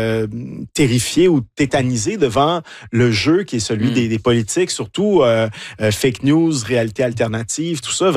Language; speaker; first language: French; native; French